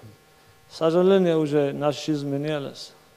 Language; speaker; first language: Russian; non-native, learner; Georgian